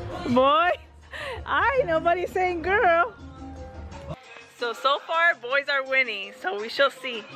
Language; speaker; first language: English; early bilingual, other home language; Spanish